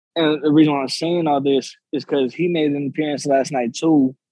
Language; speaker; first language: English; native; English